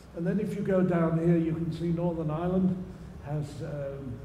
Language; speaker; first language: English; native; English